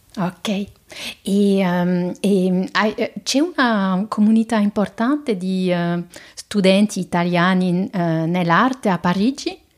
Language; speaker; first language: Italian; non-native, fluent; French